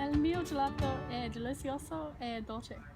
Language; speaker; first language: Italian; non-native, learner; English